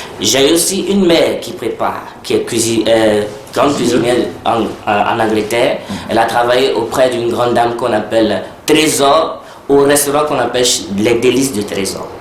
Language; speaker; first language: French; early bilingual, heritage; French